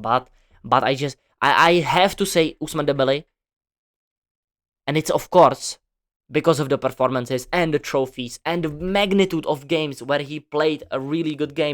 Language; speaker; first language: English; non-native, fluent; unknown